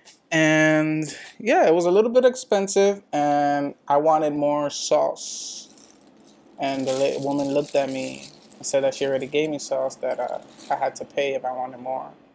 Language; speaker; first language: English; early bilingual, other home language; Spanish